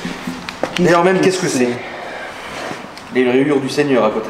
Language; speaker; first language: French; native; French